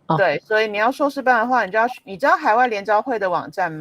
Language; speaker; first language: Chinese; native; Chinese